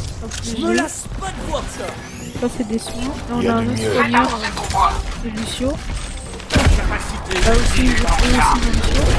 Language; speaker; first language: French; native; French